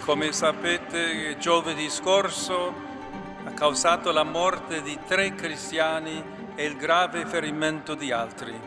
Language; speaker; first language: Italian; non-native, fluent; English